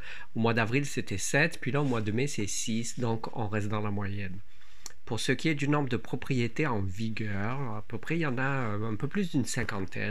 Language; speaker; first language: French; native; French